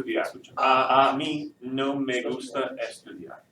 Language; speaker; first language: Spanish; non-native, fluent; English